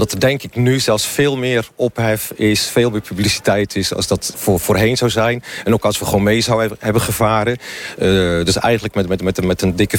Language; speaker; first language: Dutch; native; Dutch